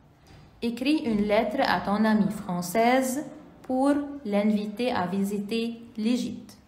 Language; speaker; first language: French; non-native, fluent; Arabic